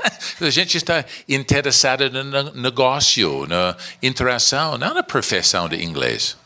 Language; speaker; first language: Portuguese; non-native, learner; English